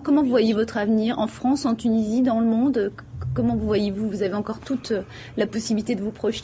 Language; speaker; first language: French; native; French